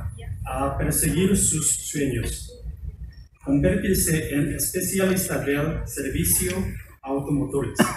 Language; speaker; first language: Spanish; non-native, fluent; Korean